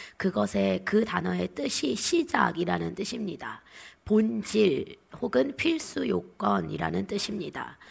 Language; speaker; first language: Korean; native; Korean